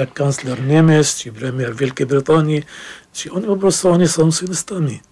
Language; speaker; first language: Polish; non-native, fluent; Arabic